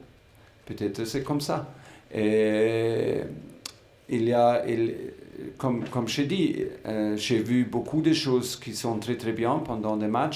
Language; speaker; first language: French; non-native, fluent; German